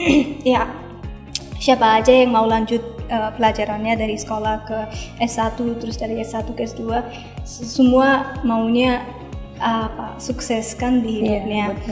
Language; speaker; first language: Indonesian; early bilingual, other home language; Persian